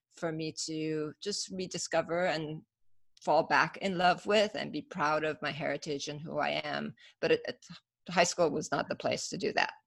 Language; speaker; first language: English; early bilingual, other home language; Persian